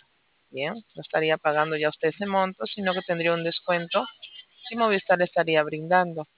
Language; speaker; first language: Spanish; native; Spanish